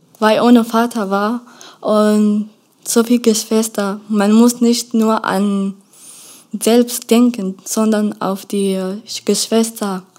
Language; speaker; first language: German; non-native, learner; Kurdish